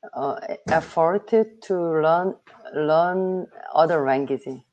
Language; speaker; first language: English; non-native, learner; Korean